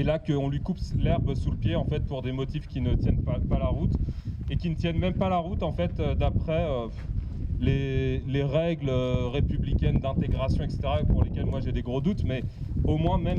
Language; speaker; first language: French; native; French